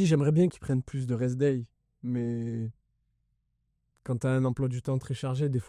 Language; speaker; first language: French; native; French